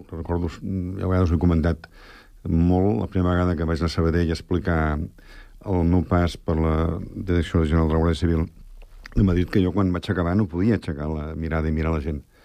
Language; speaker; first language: Catalan; native; Catalan